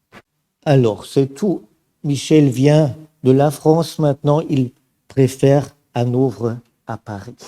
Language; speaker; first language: French; non-native, fluent; German